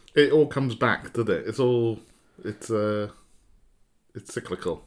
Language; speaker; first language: English; native; English